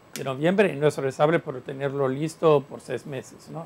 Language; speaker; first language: Spanish; non-native, fluent; Italian